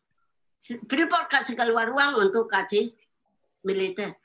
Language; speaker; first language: Indonesian; non-native, local second language; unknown